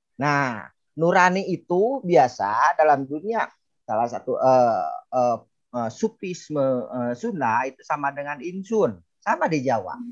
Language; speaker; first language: Indonesian; non-native, local second language; Sundanese